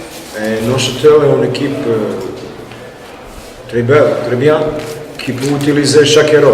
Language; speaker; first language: French; non-native, fluent; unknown